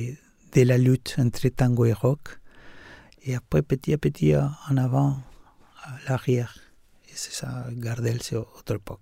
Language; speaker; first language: French; non-native, learner; Spanish